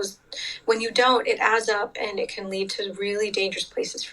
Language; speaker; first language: English; native; English